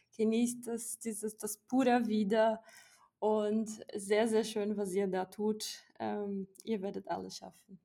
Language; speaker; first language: German; non-native, fluent; Portuguese